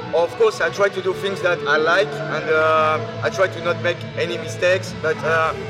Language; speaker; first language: English; non-native, fluent; French